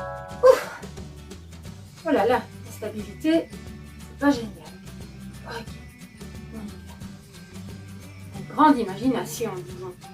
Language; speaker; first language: French; native; French